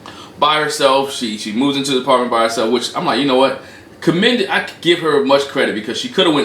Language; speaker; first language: English; native; English